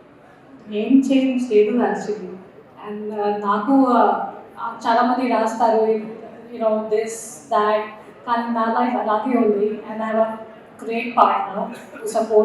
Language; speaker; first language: Telugu; non-native, local second language; Hindi